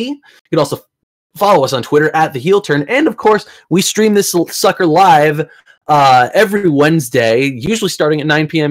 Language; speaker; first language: English; native; English